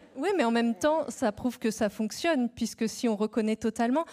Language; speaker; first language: French; native; French